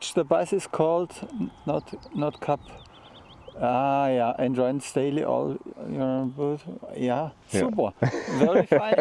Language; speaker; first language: English; non-native, fluent; German